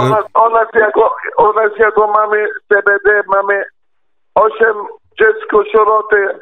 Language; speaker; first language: Polish; non-native, learner; Arabic